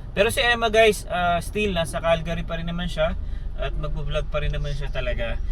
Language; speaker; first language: Filipino; native; Filipino